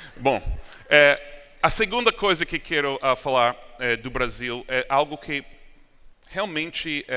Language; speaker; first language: Portuguese; non-native, fluent; English